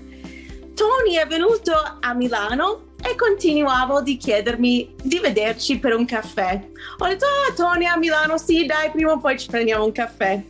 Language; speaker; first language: Italian; non-native, fluent; English